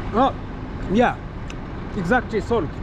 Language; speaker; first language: English; non-native, learner; Japanese